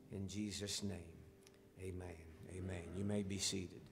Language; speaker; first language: English; native; English